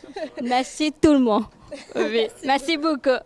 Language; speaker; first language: French; non-native, learner; Tamil